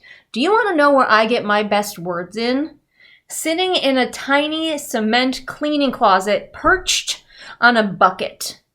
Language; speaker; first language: English; native; English